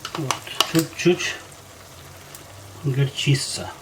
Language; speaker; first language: Russian; non-native, learner; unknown